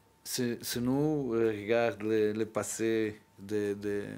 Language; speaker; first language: French; non-native, learner; Portuguese